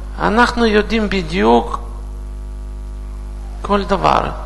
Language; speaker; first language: Hebrew; non-native, learner; Russian